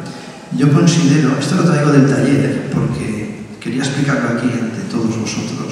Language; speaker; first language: Spanish; native; Spanish